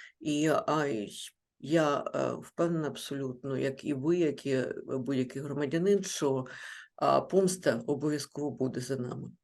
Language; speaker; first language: Ukrainian; non-native, local second language; Russian